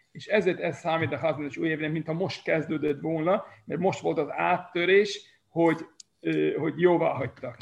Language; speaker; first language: Hungarian; early bilingual, heritage; Hungarian